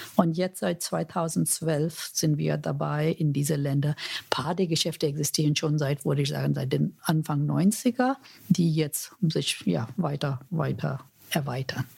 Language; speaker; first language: German; non-native, fluent; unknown